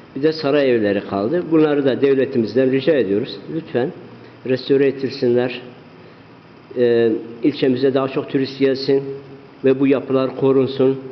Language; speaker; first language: Turkish; non-native, local second language; Zaza